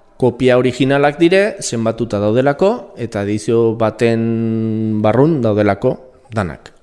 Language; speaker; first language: Basque; non-native, local second language; Spanish